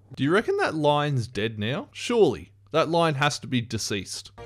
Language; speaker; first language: English; native; English